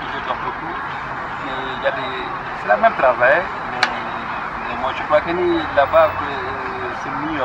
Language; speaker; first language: French; non-native, learner; Wolof